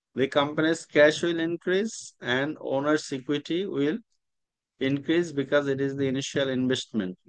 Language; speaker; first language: English; non-native, local second language; Bangla